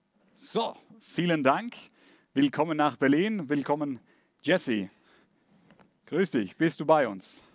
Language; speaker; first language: German; native; German